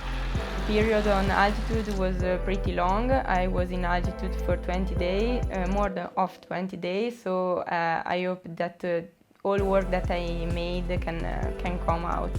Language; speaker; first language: English; non-native, fluent; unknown